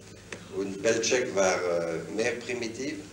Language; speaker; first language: German; non-native, fluent; French